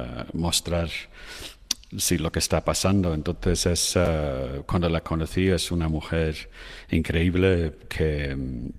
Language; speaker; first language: Spanish; non-native, fluent; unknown